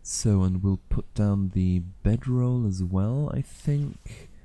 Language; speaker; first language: English; native; English